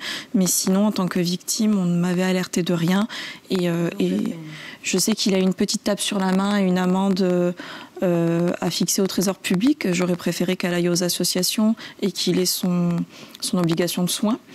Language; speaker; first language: French; native; French